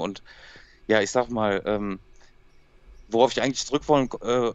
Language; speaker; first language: German; native; German